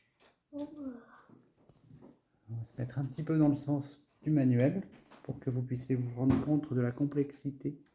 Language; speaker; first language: French; native; French